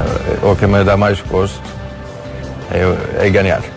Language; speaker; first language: Portuguese; non-native, fluent; Swedish